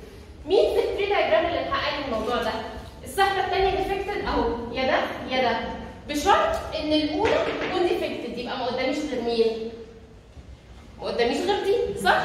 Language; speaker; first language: Arabic; native; Arabic